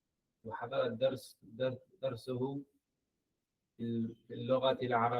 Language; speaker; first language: Arabic; non-native, learner; English